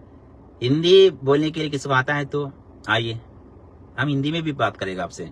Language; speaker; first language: Hindi; non-native, local second language; Malayalam